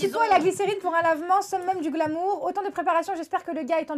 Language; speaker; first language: French; native; French